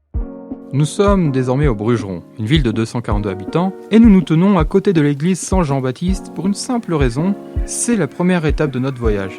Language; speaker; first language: French; native; French